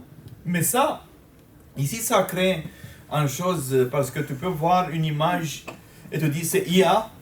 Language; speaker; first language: French; non-native, fluent; Romanian